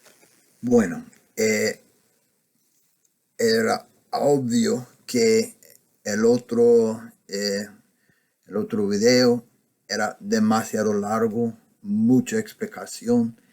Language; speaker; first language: Spanish; non-native, fluent; English